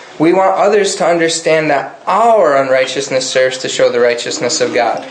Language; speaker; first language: English; native; English